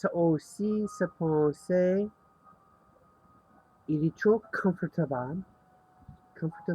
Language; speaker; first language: French; non-native, learner; English